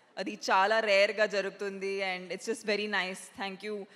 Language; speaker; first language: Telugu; non-native, fluent; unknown